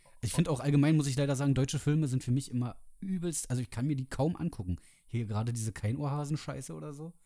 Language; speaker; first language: German; native; German